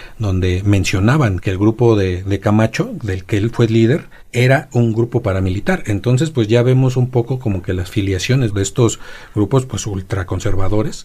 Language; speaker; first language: Spanish; native; Spanish